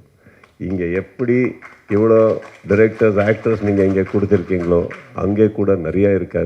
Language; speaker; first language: Tamil; non-native, learner; Kannada